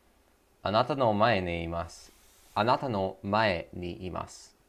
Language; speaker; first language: Japanese; non-native, learner; English